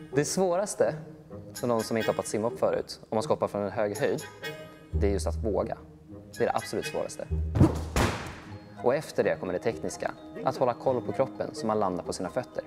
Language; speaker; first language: Swedish; native; Swedish